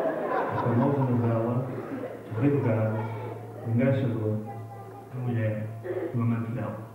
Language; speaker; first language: Portuguese; native; Portuguese